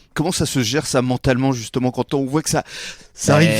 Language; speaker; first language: French; native; French